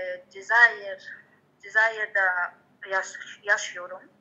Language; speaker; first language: Turkish; non-native, learner; Arabic